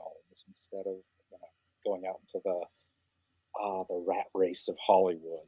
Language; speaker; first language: English; native; English